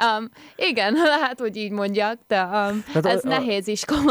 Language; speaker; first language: Hungarian; early bilingual, heritage; English